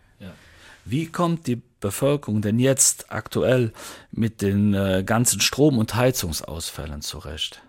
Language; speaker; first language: German; native; German